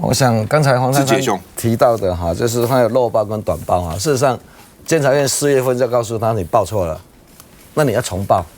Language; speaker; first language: Chinese; native; Chinese